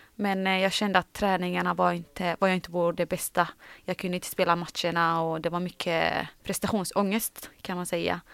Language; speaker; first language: Swedish; early bilingual, other home language; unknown